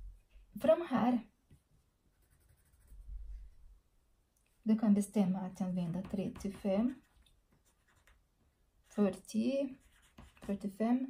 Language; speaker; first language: Swedish; non-native, learner; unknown